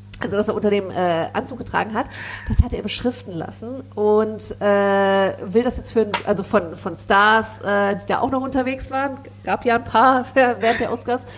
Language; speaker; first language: German; native; German